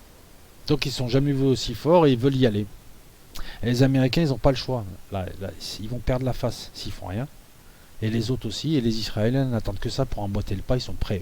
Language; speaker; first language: French; native; French